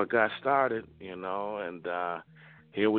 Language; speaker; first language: English; native; English